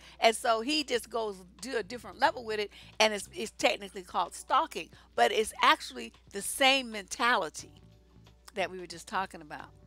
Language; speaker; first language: English; native; English